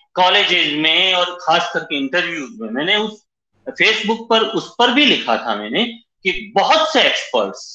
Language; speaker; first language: Hindi; native; Hindi